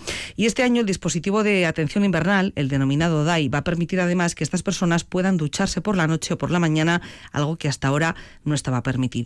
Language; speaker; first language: Spanish; native; Spanish